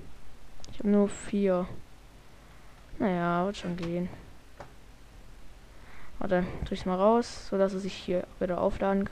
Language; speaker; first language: German; native; German